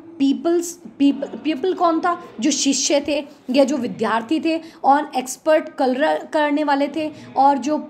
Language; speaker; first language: Hindi; native; Hindi